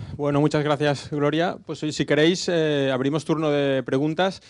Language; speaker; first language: Spanish; native; Spanish